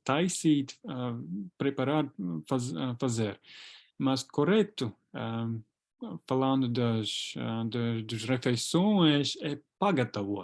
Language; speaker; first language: Portuguese; non-native, fluent; Latvian